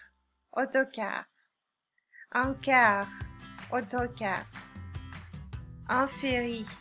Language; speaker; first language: French; non-native, fluent; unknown